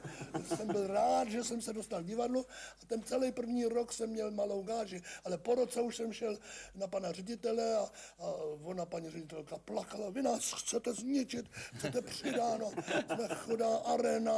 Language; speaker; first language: Czech; native; Czech